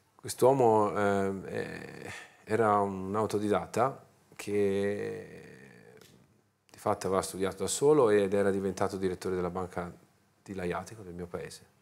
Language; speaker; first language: Italian; native; Italian